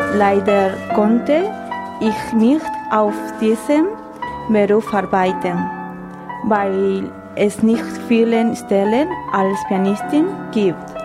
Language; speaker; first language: German; non-native, learner; Spanish